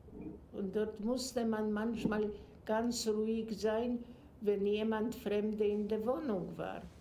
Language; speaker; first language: German; non-native, fluent; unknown